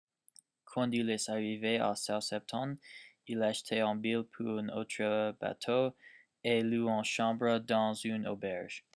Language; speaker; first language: French; non-native, learner; English